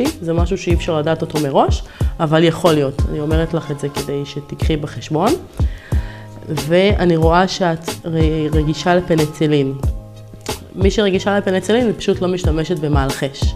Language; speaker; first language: Hebrew; native; Hebrew